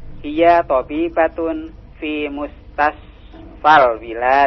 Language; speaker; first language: Arabic; non-native, learner; Indonesian